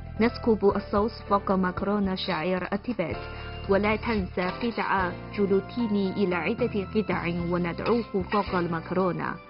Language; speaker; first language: Arabic; non-native, fluent; Chinese